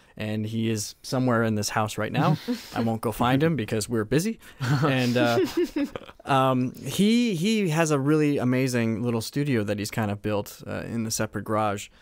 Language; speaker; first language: English; native; English